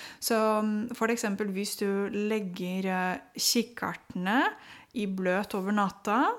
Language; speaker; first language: Norwegian; non-native, fluent; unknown